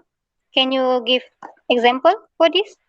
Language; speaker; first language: English; non-native, local second language; Malay